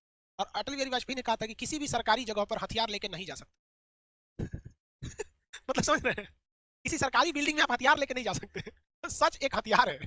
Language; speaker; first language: Hindi; native; Hindi